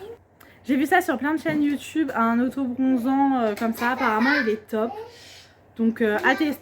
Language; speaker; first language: French; native; French